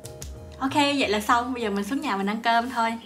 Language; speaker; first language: Vietnamese; native; Vietnamese